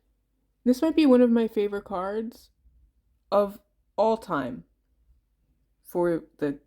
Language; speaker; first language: English; native; English